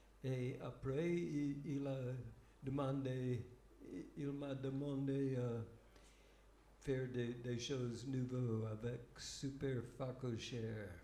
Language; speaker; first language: French; non-native, fluent; English